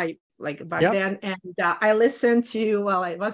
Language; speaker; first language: English; non-native, fluent; Russian